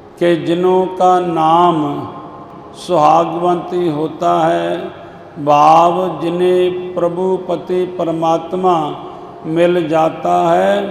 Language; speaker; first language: Hindi; non-native, local second language; Punjabi